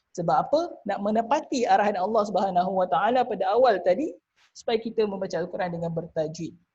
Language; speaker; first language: Malay; native; Malay